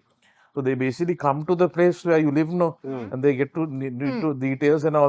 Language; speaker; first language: English; non-native, local second language; Sinhala